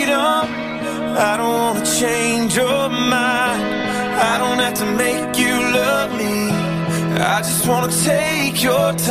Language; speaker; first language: English; native; English